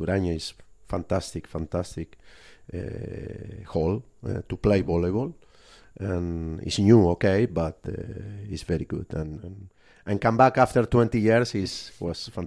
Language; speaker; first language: English; non-native, learner; Spanish